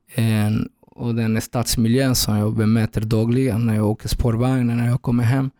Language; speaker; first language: Swedish; non-native, fluent; Spanish